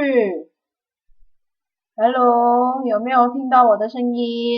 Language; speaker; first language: Chinese; non-native, fluent; Indonesian